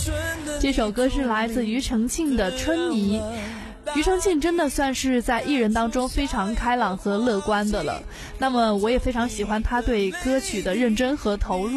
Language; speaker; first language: Chinese; native; Chinese